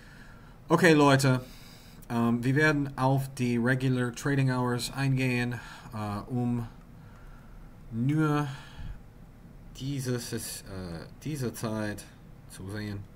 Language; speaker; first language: German; non-native, learner; English